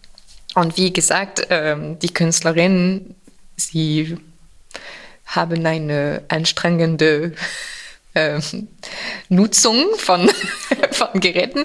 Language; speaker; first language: German; non-native, fluent; French